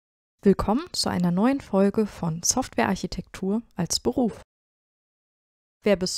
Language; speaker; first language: German; native; German